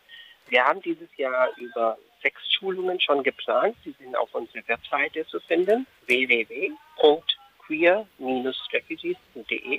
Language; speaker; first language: German; non-native, fluent; Urdu